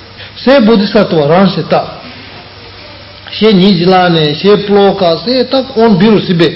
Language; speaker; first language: Russian; non-native, learner; Tibetan